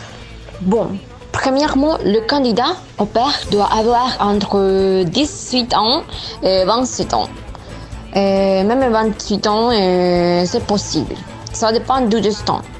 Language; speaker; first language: French; non-native, learner; Spanish